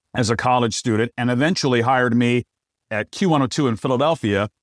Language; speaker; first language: English; native; English